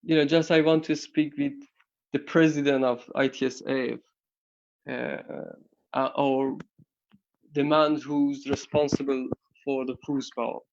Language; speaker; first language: English; non-native, learner; Persian